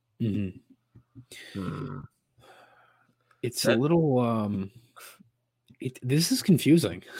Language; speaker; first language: English; native; English